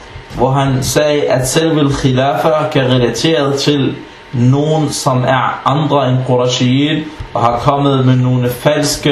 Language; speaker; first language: Danish; non-native, fluent; Arabic